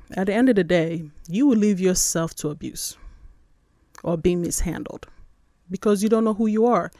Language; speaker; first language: English; non-native, local second language; Igbo